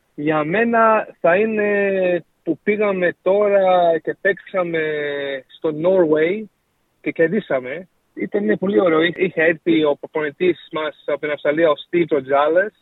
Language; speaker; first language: Greek; early bilingual, heritage; Greek